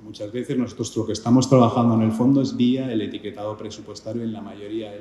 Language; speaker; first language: Spanish; native; Spanish